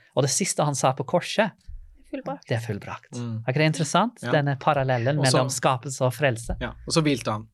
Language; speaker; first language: Norwegian; non-native, fluent; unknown